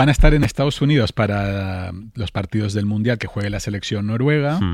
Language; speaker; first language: Spanish; native; Spanish